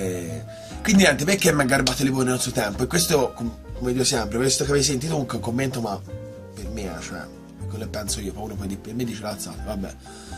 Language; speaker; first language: Italian; native; Italian